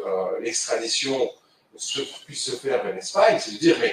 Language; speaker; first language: French; native; French